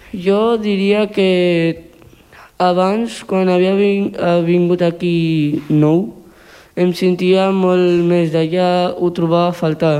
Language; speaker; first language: Catalan; early bilingual, other home language; Urdu